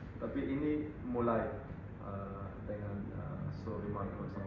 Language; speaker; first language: Indonesian; non-native, fluent; Dutch